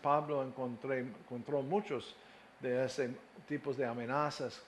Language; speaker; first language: Spanish; non-native, fluent; English